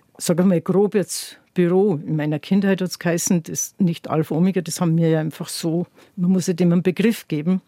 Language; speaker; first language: German; native; German